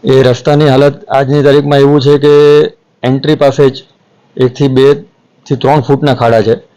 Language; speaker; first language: Gujarati; native; Gujarati